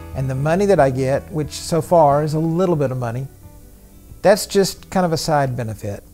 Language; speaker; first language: English; native; English